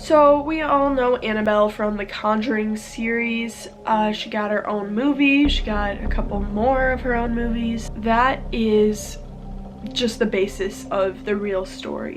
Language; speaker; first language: English; native; English